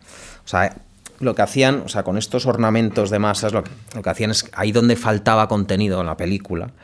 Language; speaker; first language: Spanish; native; Spanish